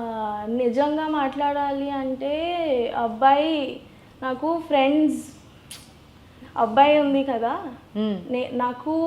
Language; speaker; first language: Telugu; non-native, local second language; Gujarati